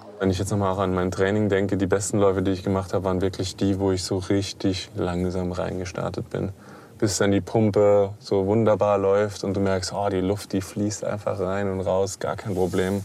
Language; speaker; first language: German; native; German